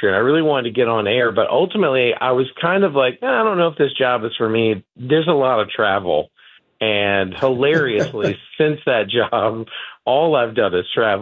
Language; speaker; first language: English; native; English